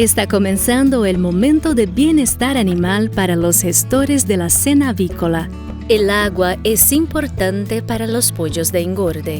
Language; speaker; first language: Spanish; native; Spanish